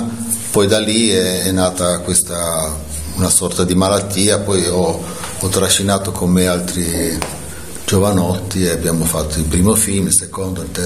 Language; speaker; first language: Italian; native; Italian